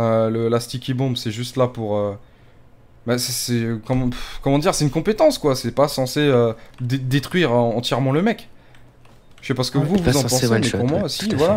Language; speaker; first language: French; native; French